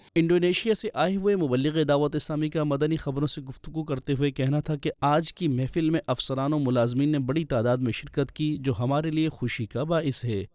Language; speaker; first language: Urdu; native; Urdu